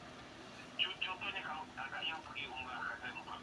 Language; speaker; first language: Malay; native; Malay